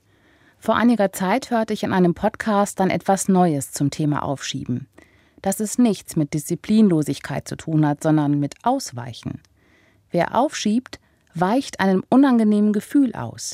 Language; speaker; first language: German; native; German